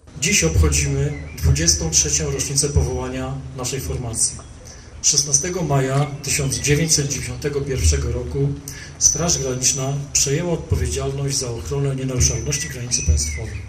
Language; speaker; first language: Polish; native; Polish